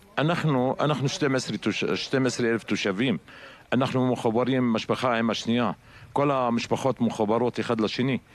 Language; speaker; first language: Hebrew; non-native, local second language; Arabic